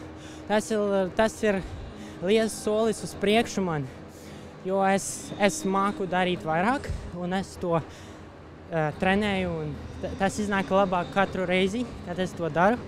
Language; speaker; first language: Latvian; non-native, local second language; Russian